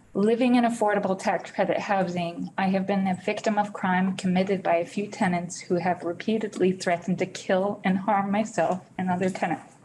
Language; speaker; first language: English; native; English